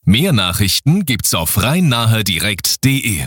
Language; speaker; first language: German; native; German